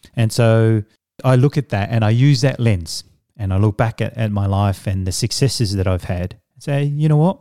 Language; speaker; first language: English; early bilingual, other home language; Samoan